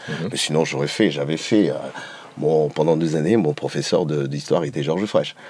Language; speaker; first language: French; non-native, fluent; Portuguese